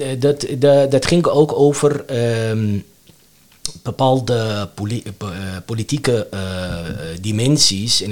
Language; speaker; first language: Dutch; non-native, fluent; Arabic